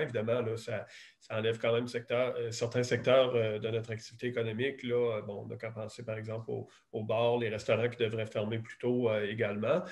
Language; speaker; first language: French; native; French